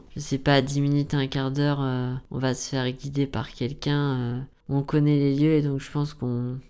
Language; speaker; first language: French; native; French